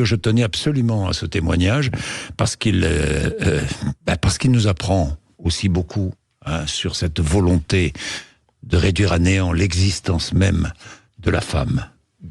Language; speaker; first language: French; native; French